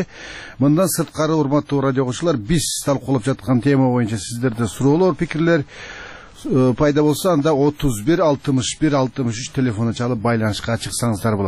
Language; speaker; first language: Kyrgyz; native; Kyrgyz